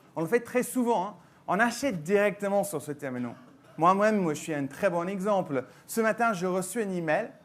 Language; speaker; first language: French; non-native, fluent; English